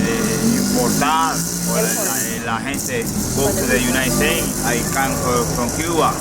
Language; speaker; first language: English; non-native, learner; Spanish